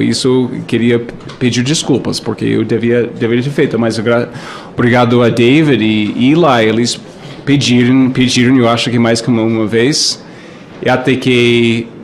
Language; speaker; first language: Portuguese; non-native, fluent; English